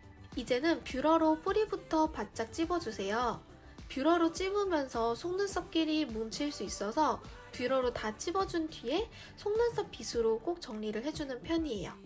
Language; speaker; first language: Korean; native; Korean